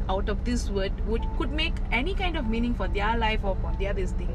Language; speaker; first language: English; non-native, local second language; Tamil